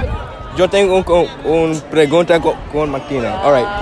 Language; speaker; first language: Spanish; non-native, learner; English